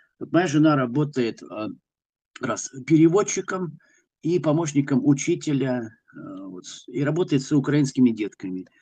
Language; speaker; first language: Russian; native; Russian